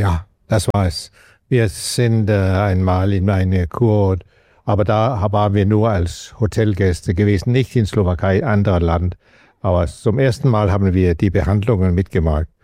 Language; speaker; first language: German; non-native, fluent; Danish